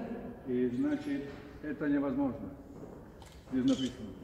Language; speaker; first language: Russian; non-native, learner; Slovenian